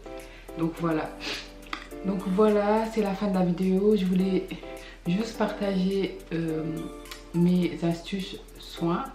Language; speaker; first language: French; early bilingual, other home language; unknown